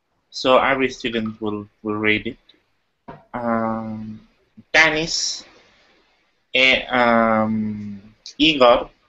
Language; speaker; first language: English; non-native, fluent; Italian